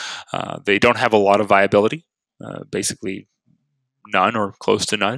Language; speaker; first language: English; native; English